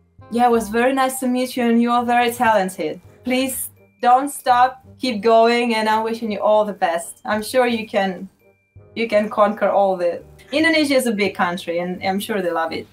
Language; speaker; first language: English; non-native, fluent; Russian